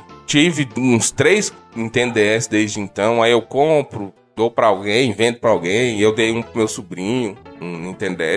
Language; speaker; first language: Portuguese; native; Portuguese